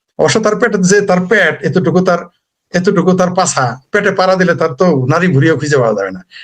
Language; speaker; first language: Bangla; native; Bangla